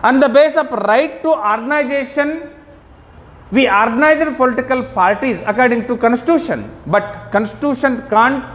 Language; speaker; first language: English; non-native, local second language; Kannada